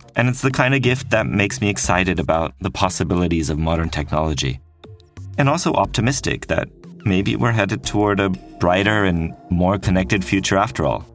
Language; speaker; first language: English; non-native, fluent; French